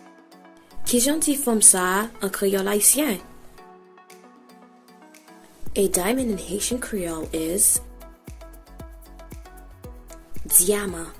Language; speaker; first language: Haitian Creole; early bilingual, heritage; Haitian Creole